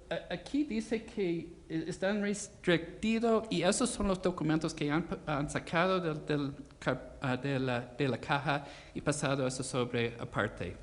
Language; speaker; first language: Spanish; non-native, fluent; English